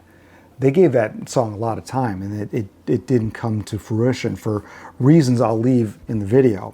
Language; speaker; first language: English; native; English